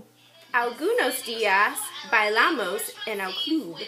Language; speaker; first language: Spanish; non-native, learner; English